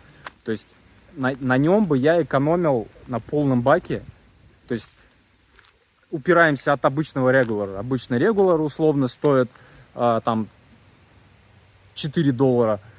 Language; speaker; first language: Russian; native; Russian